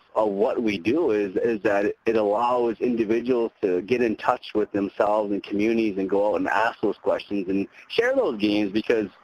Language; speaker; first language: English; native; English